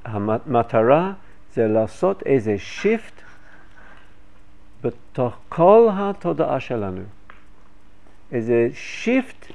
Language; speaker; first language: Hebrew; non-native, fluent; English